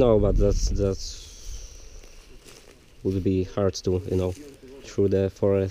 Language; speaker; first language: English; non-native, learner; Polish